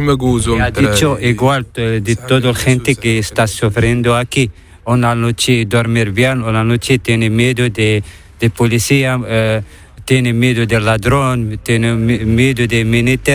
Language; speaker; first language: Spanish; non-native, learner; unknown